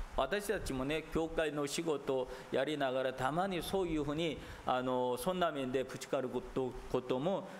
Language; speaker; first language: Japanese; non-native, fluent; Korean